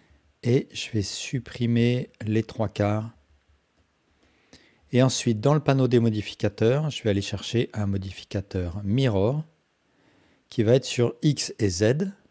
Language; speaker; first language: French; native; French